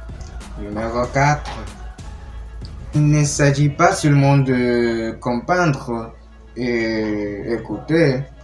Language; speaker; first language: French; non-native, learner; Spanish